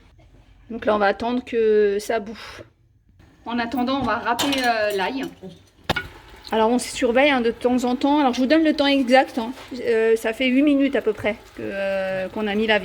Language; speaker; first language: French; native; French